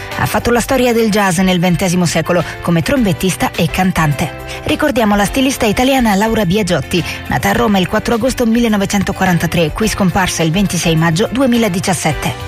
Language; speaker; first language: Italian; native; Italian